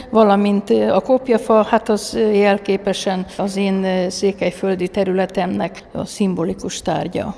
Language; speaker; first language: Hungarian; native; Hungarian